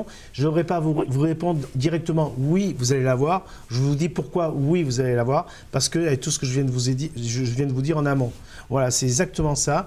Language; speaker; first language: French; native; French